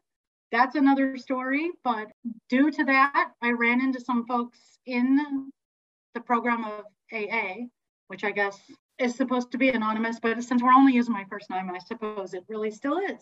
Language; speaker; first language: English; native; English